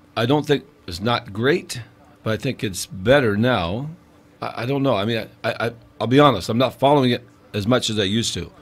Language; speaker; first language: English; native; English